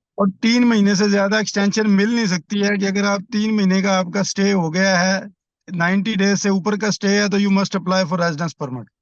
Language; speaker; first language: Urdu; non-native, local second language; Punjabi